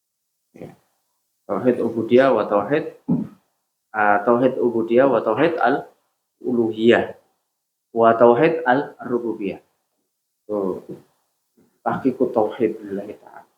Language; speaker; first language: Arabic; non-native, fluent; Indonesian